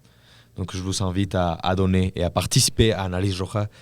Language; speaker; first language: French; non-native, fluent; Spanish